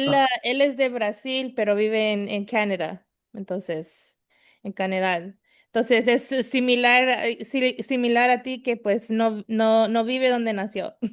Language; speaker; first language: Spanish; early bilingual, heritage; Spanish